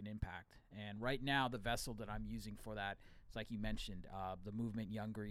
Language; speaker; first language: English; native; English